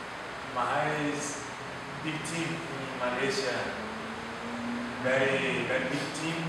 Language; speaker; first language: English; non-native, learner; Portuguese